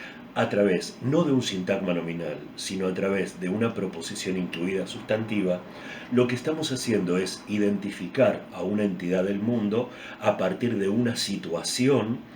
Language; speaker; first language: Spanish; native; Spanish